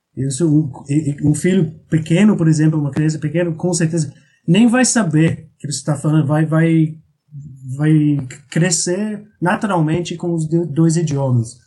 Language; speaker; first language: Portuguese; non-native, fluent; English